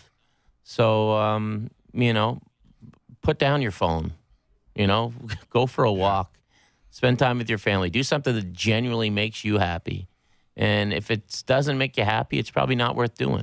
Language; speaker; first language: English; native; English